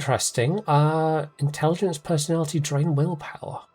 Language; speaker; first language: English; native; English